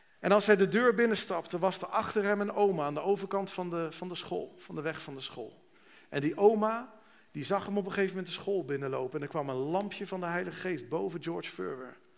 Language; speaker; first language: Dutch; native; Dutch